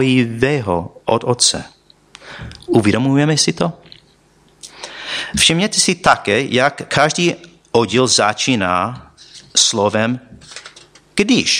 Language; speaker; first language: Czech; non-native, fluent; English